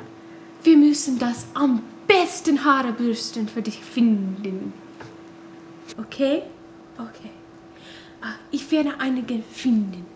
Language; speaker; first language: German; non-native, learner; English